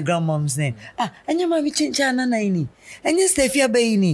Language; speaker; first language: English; non-native, local second language; Akan